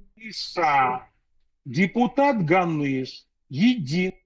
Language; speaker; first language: Russian; native; Russian